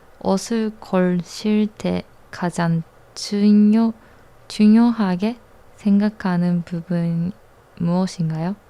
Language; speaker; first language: Korean; non-native, learner; Japanese